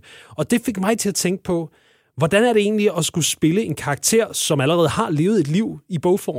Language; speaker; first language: Danish; native; Danish